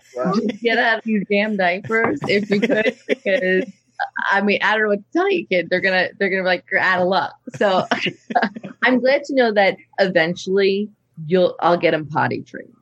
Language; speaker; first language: English; native; English